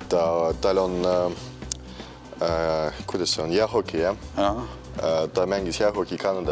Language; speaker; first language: Estonian; non-native, local second language; Russian